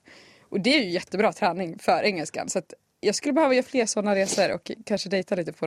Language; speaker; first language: Swedish; native; Swedish